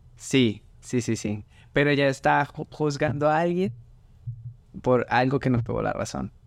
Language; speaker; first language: Spanish; native; Spanish